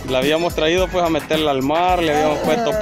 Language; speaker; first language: Spanish; native; Spanish